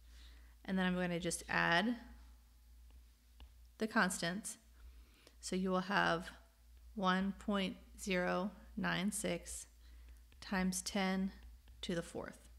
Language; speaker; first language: English; native; English